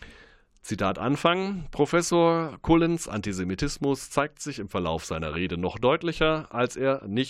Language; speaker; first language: German; native; German